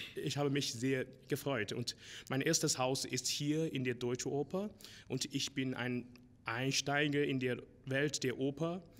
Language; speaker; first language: German; non-native, learner; Chinese